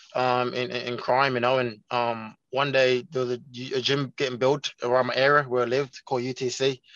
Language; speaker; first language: English; non-native, local second language; Jamaican Creole English